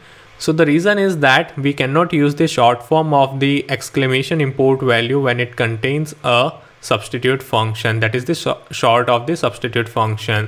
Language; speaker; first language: English; non-native, local second language; Hindi